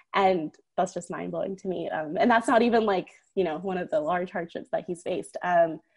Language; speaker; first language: English; early bilingual, other home language; Persian